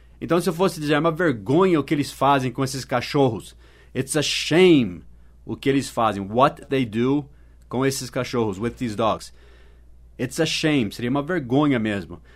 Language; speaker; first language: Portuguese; non-native, fluent; English